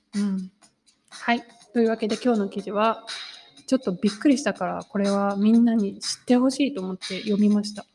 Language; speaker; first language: Japanese; native; Japanese